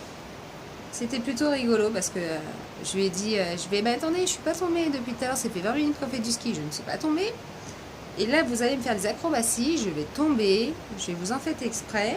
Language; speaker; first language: French; native; French